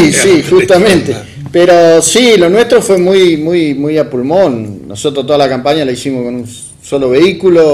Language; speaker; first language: Spanish; native; Spanish